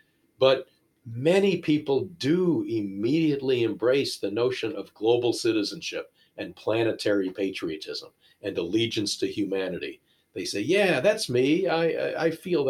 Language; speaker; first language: English; native; English